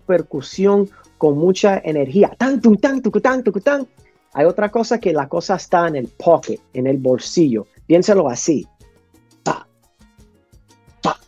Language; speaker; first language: Spanish; early bilingual, heritage; English